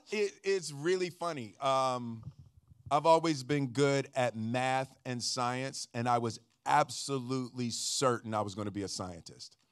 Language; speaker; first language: English; native; English